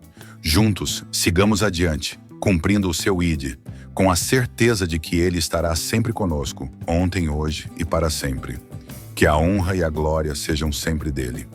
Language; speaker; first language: Portuguese; native; Portuguese